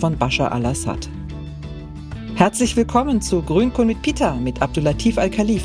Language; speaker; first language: German; native; German